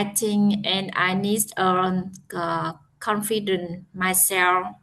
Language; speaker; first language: English; non-native, learner; Vietnamese